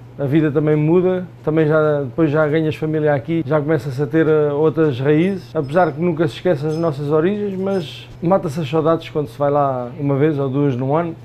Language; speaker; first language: Portuguese; native; Portuguese